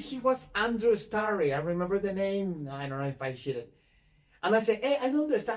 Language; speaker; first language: English; non-native, fluent; Spanish